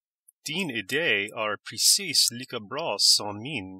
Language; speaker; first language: Swedish; non-native, learner; English